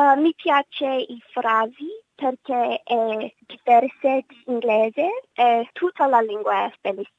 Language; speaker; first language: Italian; non-native, learner; English